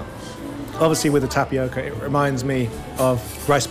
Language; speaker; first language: English; native; English